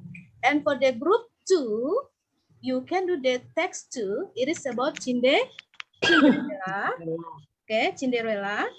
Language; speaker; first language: English; non-native, learner; Indonesian